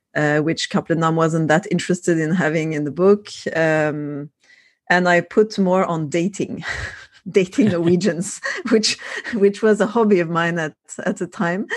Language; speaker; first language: English; non-native, fluent; French